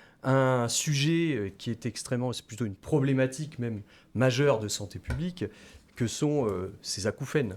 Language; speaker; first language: French; native; French